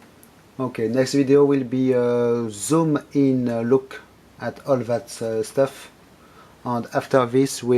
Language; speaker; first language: English; non-native, fluent; French